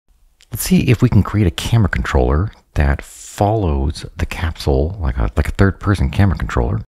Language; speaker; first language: English; native; English